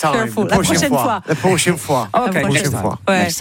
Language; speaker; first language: French; non-native, learner; English